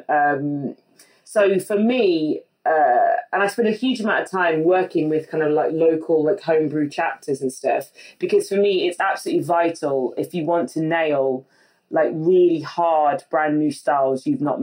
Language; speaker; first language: English; native; English